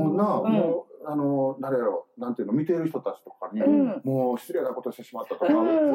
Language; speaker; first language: Japanese; native; Japanese